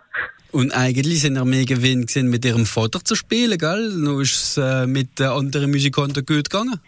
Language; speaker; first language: German; non-native, local second language; French